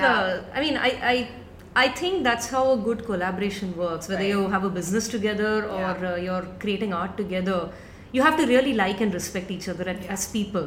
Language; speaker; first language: English; non-native, local second language; Tamil